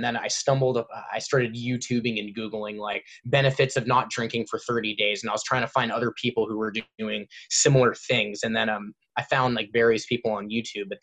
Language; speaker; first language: English; native; English